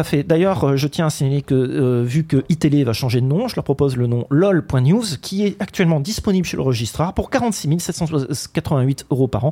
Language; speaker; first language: French; native; French